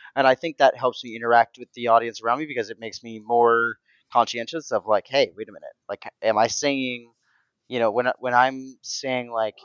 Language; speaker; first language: English; native; English